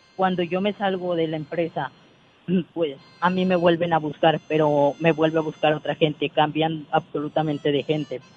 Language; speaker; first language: Spanish; native; Spanish